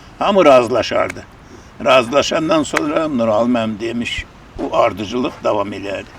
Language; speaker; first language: Azerbaijani; non-native, local second language; Lezghian